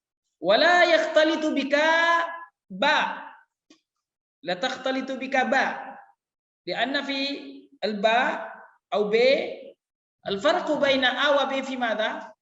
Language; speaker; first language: Arabic; non-native, fluent; Indonesian